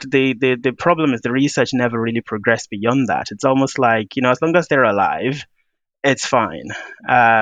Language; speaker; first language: English; non-native, local second language; Yoruba